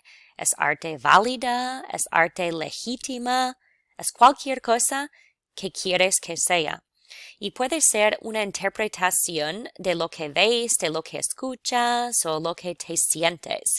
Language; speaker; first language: Spanish; non-native, fluent; English